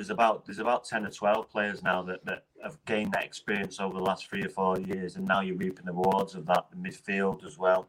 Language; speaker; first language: English; native; English